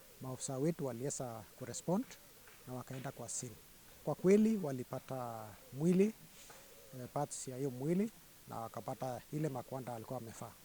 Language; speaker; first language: Swahili; non-native, local second language; Kalenjin